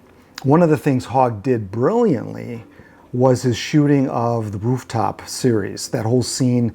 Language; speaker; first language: English; native; English